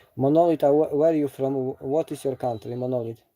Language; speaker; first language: English; non-native, learner; Polish